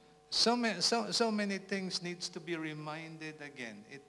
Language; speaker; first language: English; non-native, local second language; Filipino